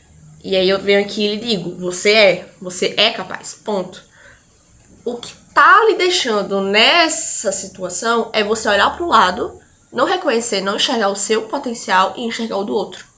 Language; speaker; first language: Portuguese; native; Portuguese